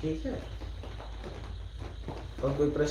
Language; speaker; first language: Hindi; native; Hindi